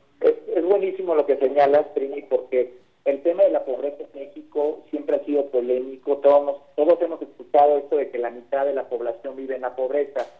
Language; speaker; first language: Spanish; native; Spanish